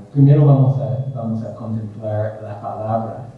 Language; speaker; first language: Spanish; non-native, fluent; English